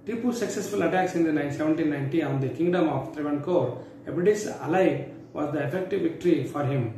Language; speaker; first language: English; non-native, local second language; Kannada